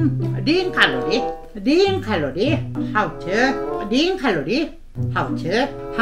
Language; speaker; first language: Chinese; non-native, learner; Korean